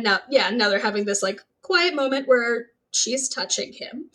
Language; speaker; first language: English; native; English